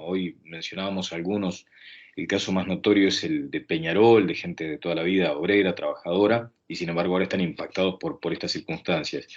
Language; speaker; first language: Spanish; native; Spanish